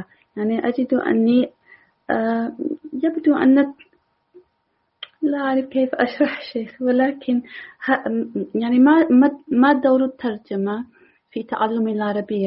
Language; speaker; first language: Arabic; non-native, learner; English